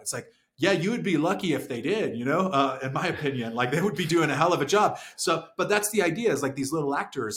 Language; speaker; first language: English; native; English